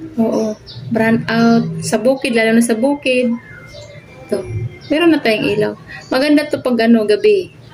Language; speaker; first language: Filipino; non-native, local second language; Cebuano